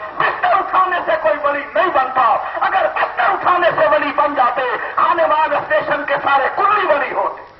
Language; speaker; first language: Urdu; non-native, local second language; Sindhi